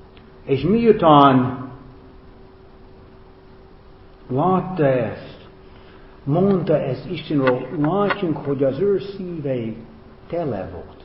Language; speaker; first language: Hungarian; non-native, fluent; English